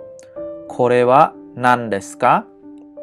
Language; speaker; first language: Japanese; non-native, fluent; Khmer